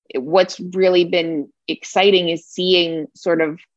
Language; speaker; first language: English; native; English